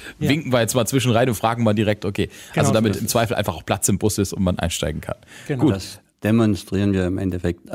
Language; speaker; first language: German; native; German